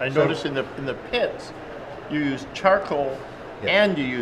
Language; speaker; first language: English; native; English